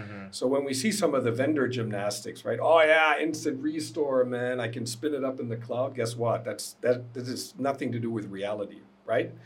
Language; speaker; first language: English; non-native, fluent; German